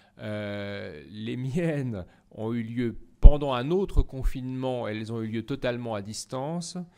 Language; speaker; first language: French; native; French